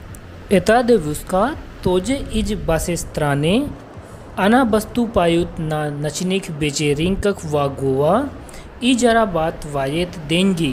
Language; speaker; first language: Russian; non-native, learner; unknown